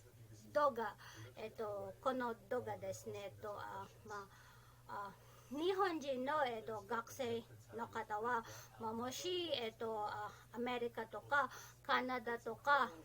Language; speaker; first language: Japanese; non-native, learner; Filipino